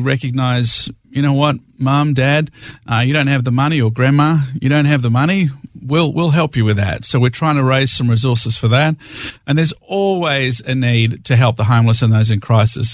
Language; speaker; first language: English; native; English